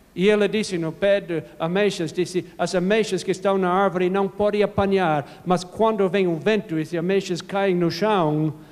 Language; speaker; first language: Portuguese; non-native, fluent; English